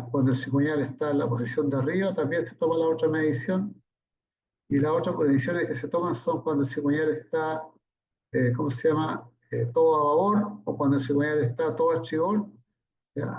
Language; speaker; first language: Spanish; native; Spanish